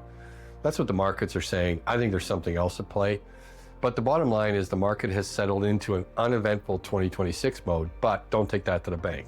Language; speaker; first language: English; native; English